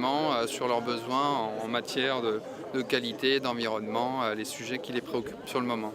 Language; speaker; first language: French; native; French